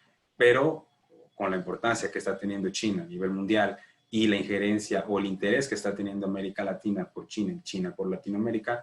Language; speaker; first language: Spanish; native; Spanish